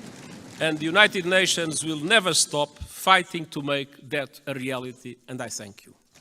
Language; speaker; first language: English; non-native, fluent; Portuguese